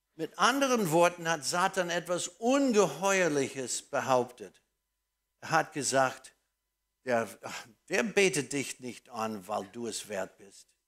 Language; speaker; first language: German; non-native, fluent; English